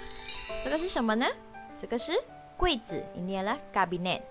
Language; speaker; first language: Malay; non-native, local second language; Chinese